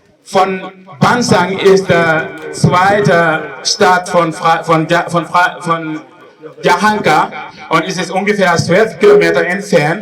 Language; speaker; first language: German; non-native, learner; Wolof